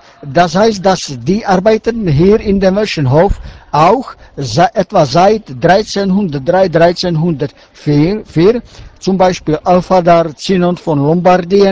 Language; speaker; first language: German; non-native, learner; Czech